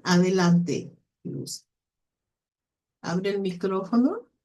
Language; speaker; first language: Spanish; native; Spanish